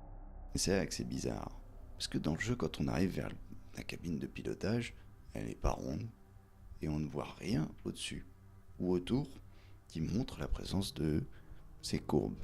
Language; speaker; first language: French; native; French